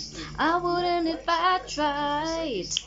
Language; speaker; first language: English; native; English